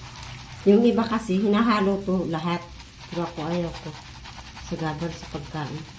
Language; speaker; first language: Filipino; native; Filipino